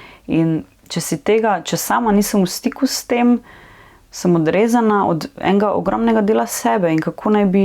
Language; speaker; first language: Slovenian; native; Slovenian